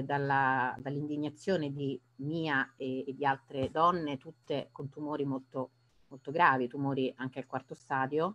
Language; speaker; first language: Italian; native; Italian